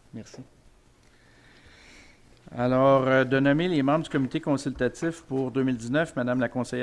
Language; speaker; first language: French; native; French